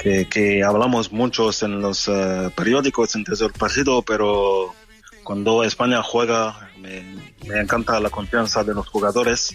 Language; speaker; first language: Spanish; non-native, fluent; French